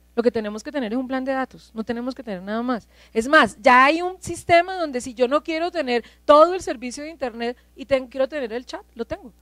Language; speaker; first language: Spanish; native; Spanish